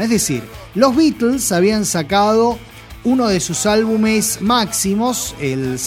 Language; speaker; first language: Spanish; native; Spanish